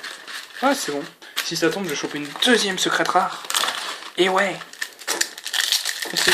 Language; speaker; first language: French; native; French